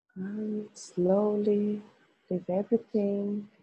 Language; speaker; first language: English; non-native, fluent; Spanish